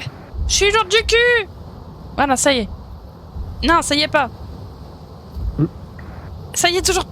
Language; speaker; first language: French; native; French